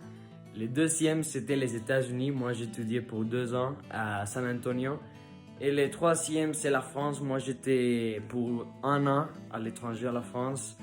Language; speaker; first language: French; non-native, learner; Spanish